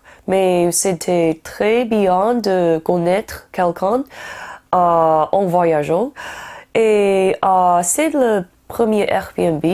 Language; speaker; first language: French; non-native, learner; Chinese